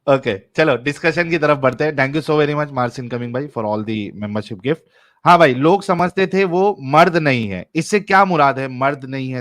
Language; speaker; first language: Hindi; native; Hindi